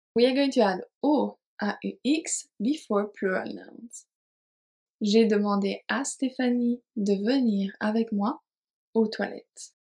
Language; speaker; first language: French; native; French